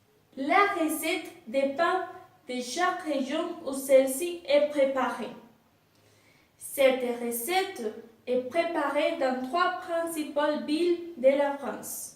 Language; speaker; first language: French; non-native, fluent; Spanish